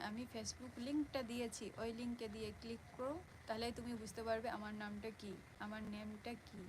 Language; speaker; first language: Bangla; non-native, local second language; Santali